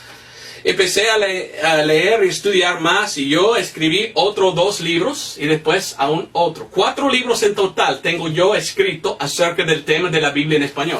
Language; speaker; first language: Spanish; non-native, fluent; English